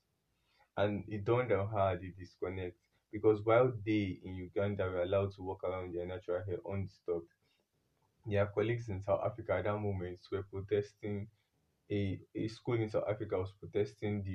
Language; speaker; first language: English; non-native, local second language; Yoruba